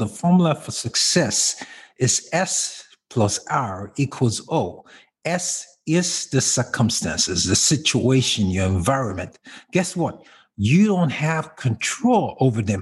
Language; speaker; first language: English; non-native, local second language; Yoruba